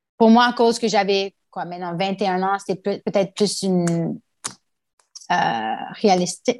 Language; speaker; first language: French; non-native, local second language; English